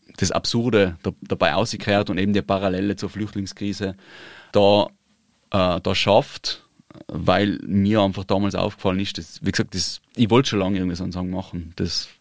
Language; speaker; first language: German; native; German